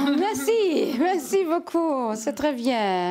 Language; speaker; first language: French; non-native, learner; German